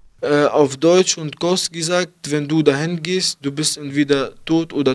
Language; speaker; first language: German; early bilingual, other home language; Arabic